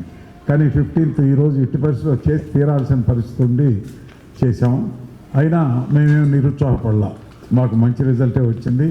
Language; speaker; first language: Telugu; native; Telugu